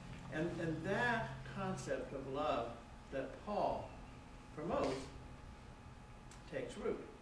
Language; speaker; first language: English; native; English